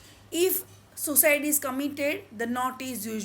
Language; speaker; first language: English; non-native, local second language; Gujarati